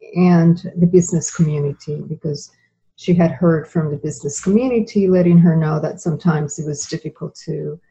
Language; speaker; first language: English; non-native, fluent; Spanish